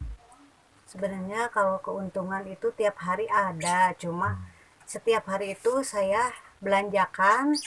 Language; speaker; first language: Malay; non-native, local second language; Sundanese